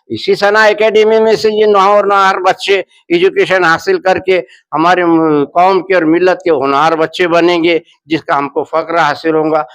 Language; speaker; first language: Hindi; non-native, local second language; Urdu